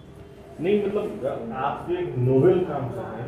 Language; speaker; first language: Hindi; native; Hindi